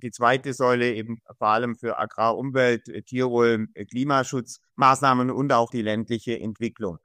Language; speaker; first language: German; native; German